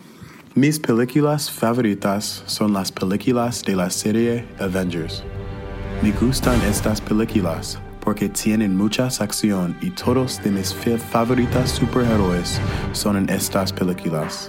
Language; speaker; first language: Spanish; non-native, learner; English